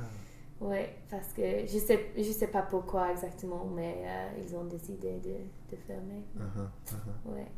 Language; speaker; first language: French; non-native, learner; English